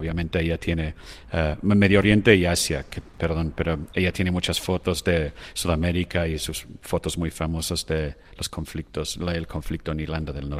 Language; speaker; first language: Spanish; non-native, fluent; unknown